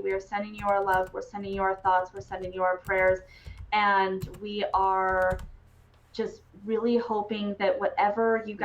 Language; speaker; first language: English; native; English